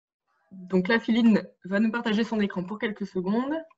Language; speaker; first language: French; native; French